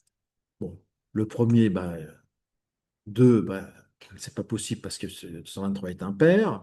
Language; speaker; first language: French; native; French